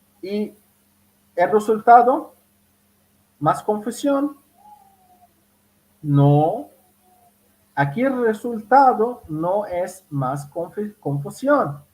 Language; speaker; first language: Spanish; non-native, fluent; Arabic